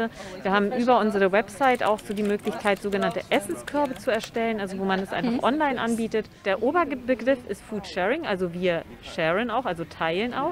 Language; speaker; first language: German; native; German